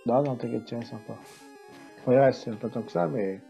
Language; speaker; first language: French; native; French